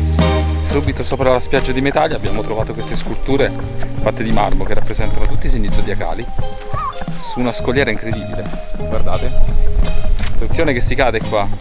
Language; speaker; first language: Italian; native; Italian